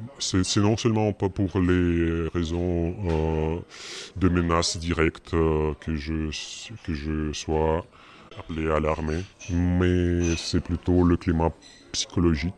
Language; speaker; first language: French; non-native, fluent; Russian